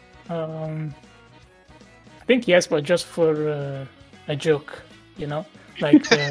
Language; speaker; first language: English; non-native, fluent; Italian